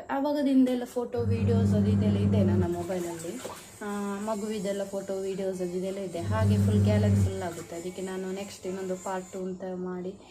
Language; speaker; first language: Kannada; non-native, local second language; Tulu